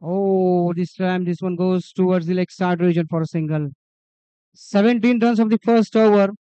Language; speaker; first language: English; non-native, local second language; Marathi